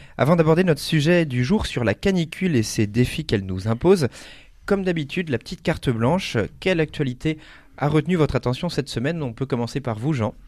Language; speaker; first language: French; native; French